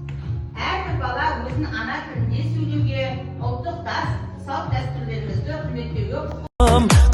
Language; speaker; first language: Kazakh; native; Kazakh